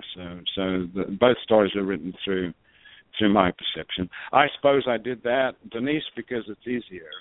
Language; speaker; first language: English; native; English